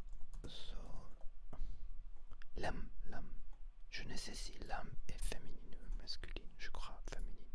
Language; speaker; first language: French; non-native, learner; Spanish